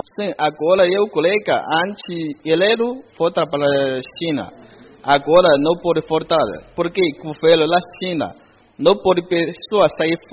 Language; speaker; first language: Portuguese; non-native, learner; Chinese